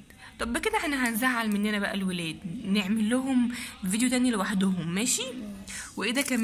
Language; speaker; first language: Arabic; native; Arabic